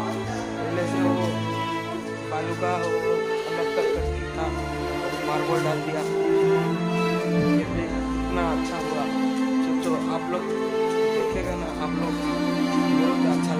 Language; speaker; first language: Hindi; non-native, local second language; Odia